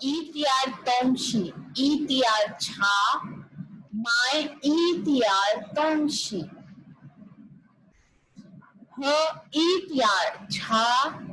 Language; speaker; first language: Chinese; non-native, fluent; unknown